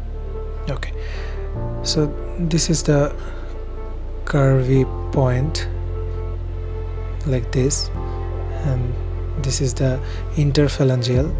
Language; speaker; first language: English; non-native, fluent; Bangla